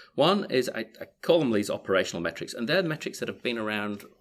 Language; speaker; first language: English; native; English